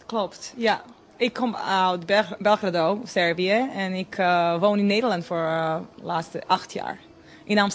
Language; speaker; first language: Dutch; non-native, fluent; Serbian